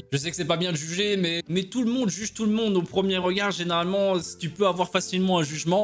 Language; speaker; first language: French; native; French